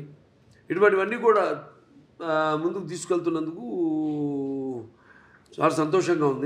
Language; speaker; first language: Telugu; native; Telugu